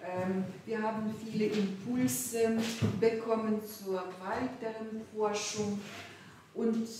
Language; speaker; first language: German; non-native, fluent; Ukrainian